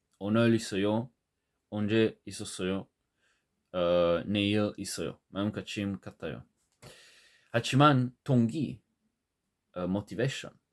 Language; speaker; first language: Korean; non-native, learner; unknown